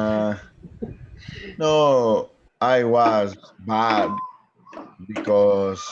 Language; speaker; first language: English; non-native, learner; Spanish